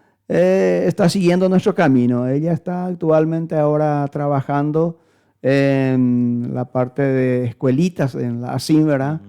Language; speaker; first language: Spanish; native; Spanish